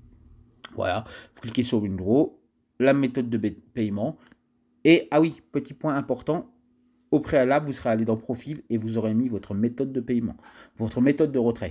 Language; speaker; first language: French; native; French